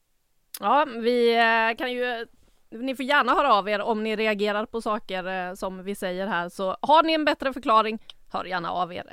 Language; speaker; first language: Swedish; native; Swedish